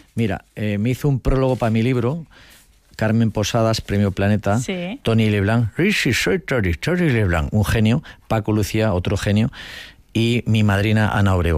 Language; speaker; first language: Spanish; native; Spanish